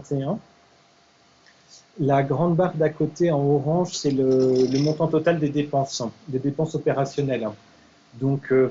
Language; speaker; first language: French; native; French